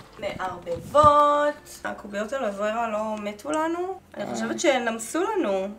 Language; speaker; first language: Hebrew; native; Hebrew